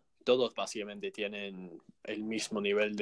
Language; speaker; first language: Spanish; non-native, fluent; English